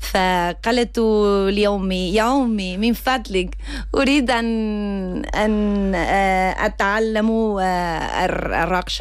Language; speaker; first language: Arabic; non-native, learner; Spanish